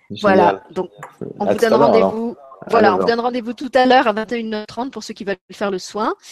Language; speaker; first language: French; native; French